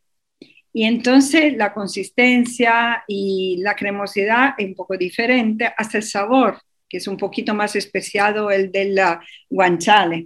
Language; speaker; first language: Spanish; non-native, fluent; Italian